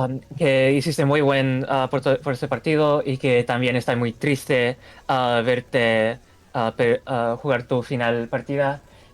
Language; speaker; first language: Spanish; non-native, fluent; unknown